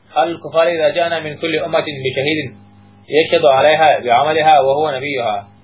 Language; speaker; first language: Urdu; native; Urdu